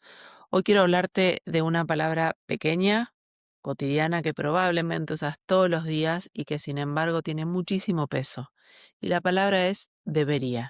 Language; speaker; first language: Spanish; native; Spanish